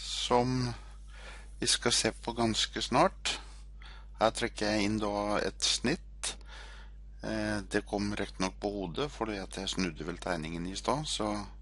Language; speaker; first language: Norwegian; native; Norwegian